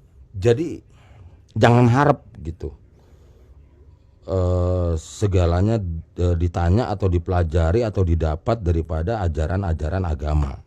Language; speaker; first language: Indonesian; native; Indonesian